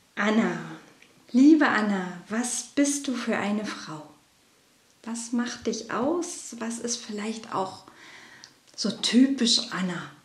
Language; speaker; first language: German; native; German